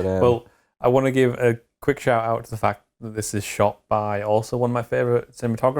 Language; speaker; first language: English; native; English